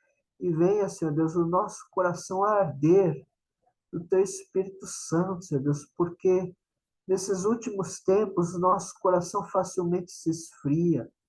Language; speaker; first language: Portuguese; native; Portuguese